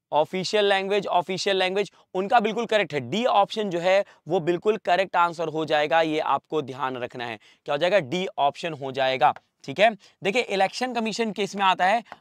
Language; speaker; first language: Hindi; native; Hindi